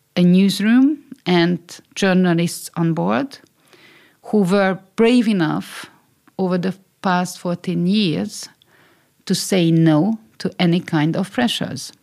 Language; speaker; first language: English; non-native, fluent; Hungarian